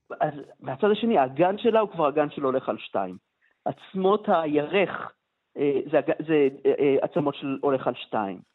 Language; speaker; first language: Hebrew; native; Hebrew